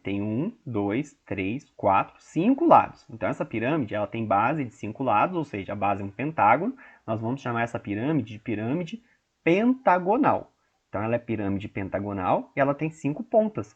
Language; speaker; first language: Portuguese; native; Portuguese